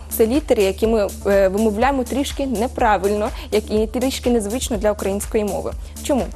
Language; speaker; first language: Ukrainian; early bilingual, heritage; Ukrainian